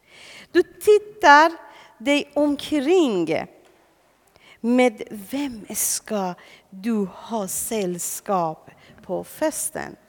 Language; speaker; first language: Swedish; non-native, fluent; Persian